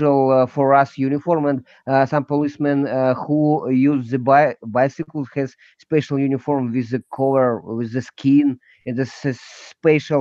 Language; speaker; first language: English; non-native, learner; Russian